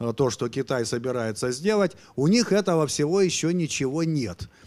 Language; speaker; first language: Russian; native; Russian